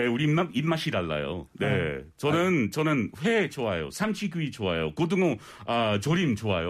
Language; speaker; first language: Korean; non-native, learner; English